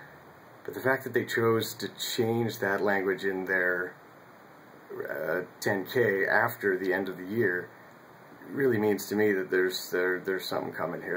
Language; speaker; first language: English; native; English